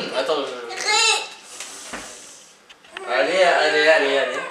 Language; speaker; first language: French; native; French